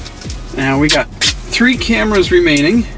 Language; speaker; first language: English; native; English